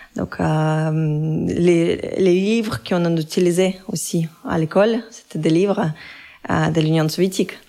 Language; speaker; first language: French; non-native, fluent; Russian